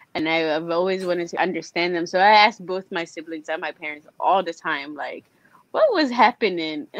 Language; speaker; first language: English; native; English